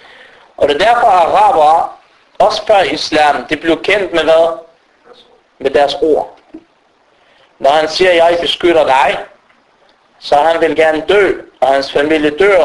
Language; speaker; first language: Danish; non-native, fluent; Arabic